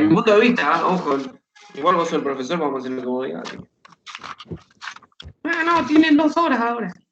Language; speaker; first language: Spanish; native; Spanish